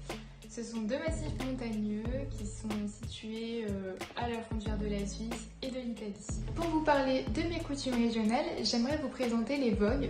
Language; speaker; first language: French; native; French